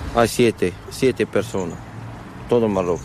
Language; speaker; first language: Spanish; non-native, learner; Arabic